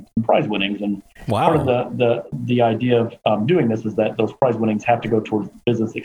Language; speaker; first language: English; native; English